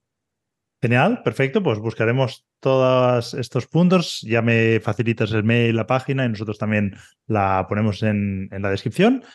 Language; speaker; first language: Spanish; native; Spanish